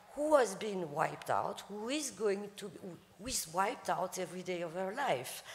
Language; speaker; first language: English; non-native, fluent; French